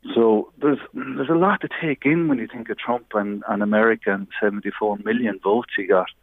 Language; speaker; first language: English; native; English